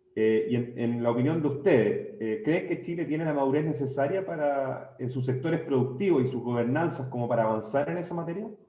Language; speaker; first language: Spanish; native; Spanish